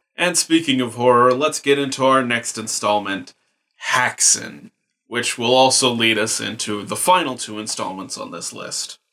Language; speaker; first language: English; native; English